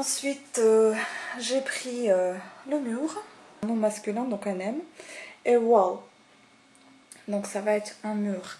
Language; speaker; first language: French; native; French